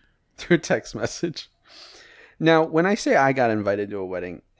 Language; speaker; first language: English; native; English